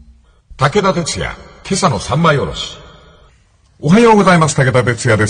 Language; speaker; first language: Japanese; native; Japanese